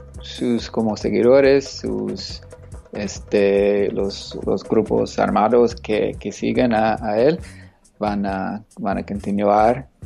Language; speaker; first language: Spanish; non-native, fluent; English